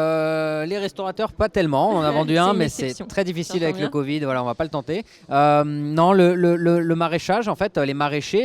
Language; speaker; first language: French; native; French